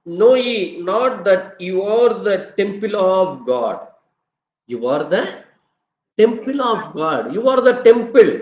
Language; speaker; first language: English; non-native, local second language; Tamil